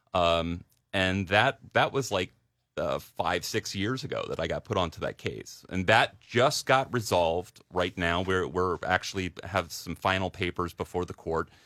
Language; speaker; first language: English; native; English